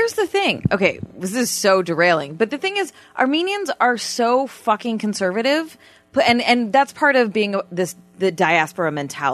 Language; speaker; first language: English; non-native, fluent; Armenian